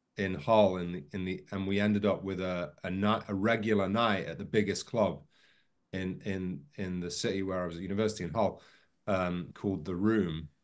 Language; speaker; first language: English; native; English